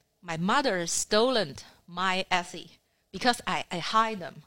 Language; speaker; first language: English; non-native, fluent; Chinese